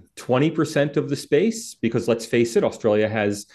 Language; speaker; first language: English; native; English